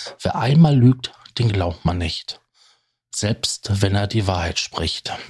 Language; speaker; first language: German; native; German